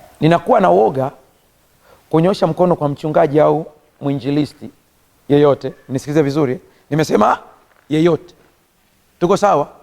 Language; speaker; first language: Swahili; native; Swahili